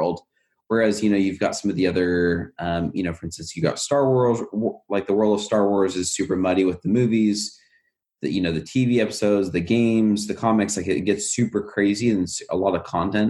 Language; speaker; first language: English; native; English